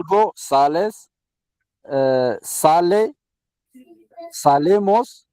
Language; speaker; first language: Spanish; non-native, learner; Arabic